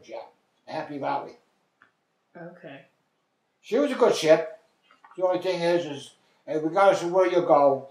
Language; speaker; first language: English; native; English